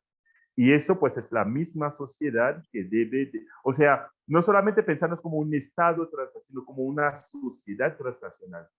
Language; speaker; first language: Spanish; non-native, fluent; Haitian Creole